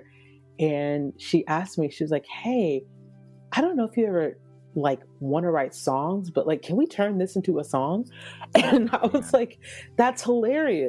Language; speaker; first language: English; native; English